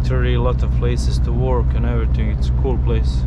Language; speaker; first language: English; non-native, learner; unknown